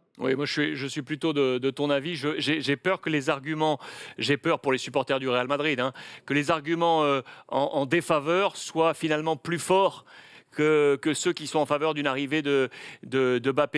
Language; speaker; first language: French; native; French